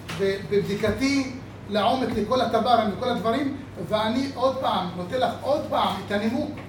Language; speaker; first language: Hebrew; non-native, local second language; Arabic